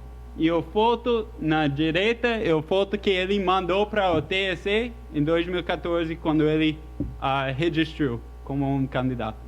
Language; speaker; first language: Portuguese; non-native, fluent; English